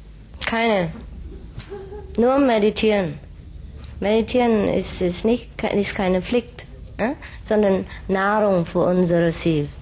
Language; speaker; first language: German; non-native, fluent; Vietnamese